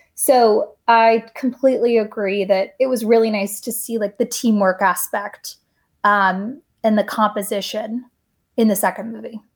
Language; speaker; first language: English; native; English